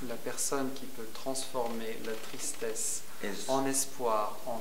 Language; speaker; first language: French; native; French